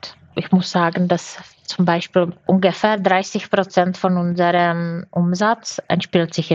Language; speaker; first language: German; non-native, fluent; Czech